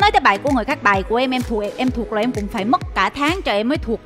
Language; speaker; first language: Vietnamese; non-native, fluent; Korean